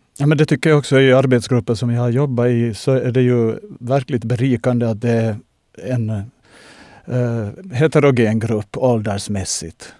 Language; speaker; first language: Swedish; native; Swedish